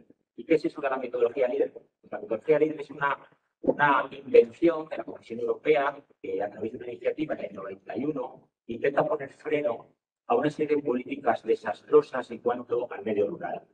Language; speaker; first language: Spanish; native; Spanish